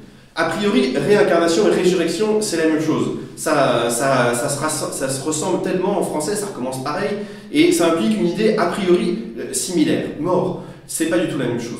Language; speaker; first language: French; native; French